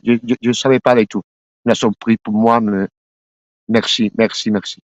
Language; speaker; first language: French; non-native, learner; Spanish